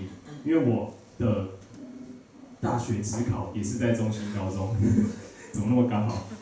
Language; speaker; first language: Chinese; native; Chinese